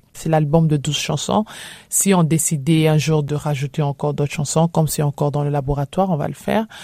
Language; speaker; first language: French; non-native, local second language; Lingala